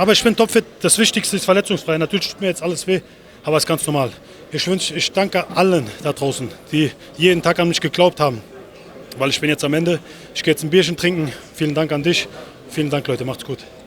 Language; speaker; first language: German; native; German